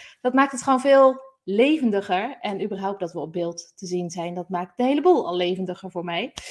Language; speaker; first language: Dutch; native; Dutch